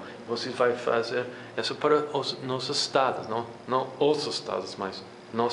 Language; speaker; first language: Portuguese; non-native, fluent; English